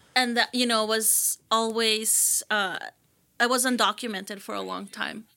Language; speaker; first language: English; early bilingual, other home language; Spanish